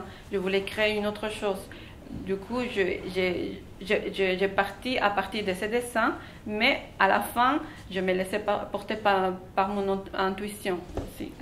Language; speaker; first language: French; non-native, fluent; Spanish